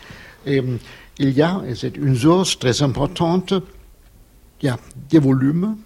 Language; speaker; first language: French; non-native, fluent; German